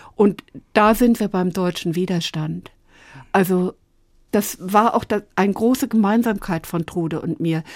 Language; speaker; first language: German; native; German